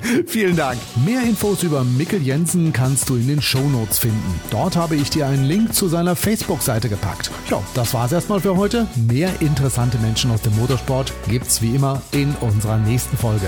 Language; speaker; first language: German; native; German